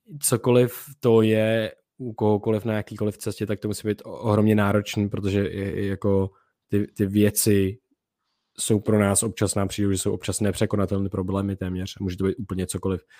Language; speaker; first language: Czech; native; Czech